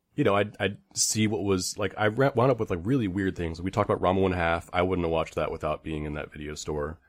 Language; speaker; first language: English; native; English